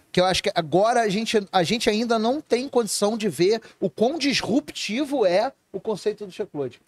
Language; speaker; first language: Portuguese; native; Portuguese